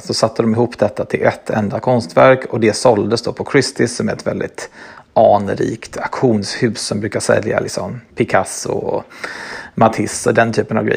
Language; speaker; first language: Swedish; native; Swedish